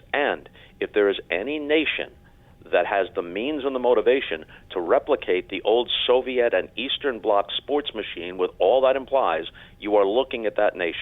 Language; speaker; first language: English; native; English